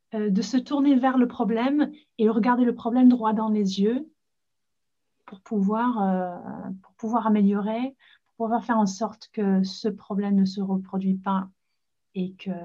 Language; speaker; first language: French; non-native, fluent; English